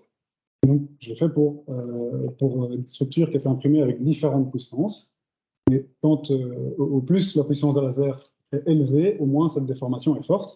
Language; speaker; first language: French; native; French